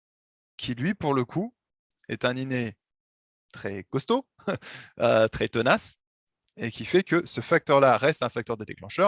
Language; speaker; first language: French; native; French